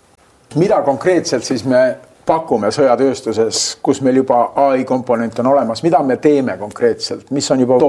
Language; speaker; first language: Estonian; native; Estonian